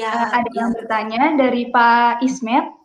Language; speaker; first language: Indonesian; native; Indonesian